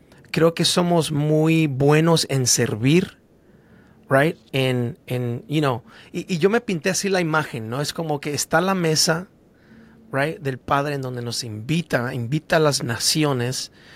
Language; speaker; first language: Spanish; native; Spanish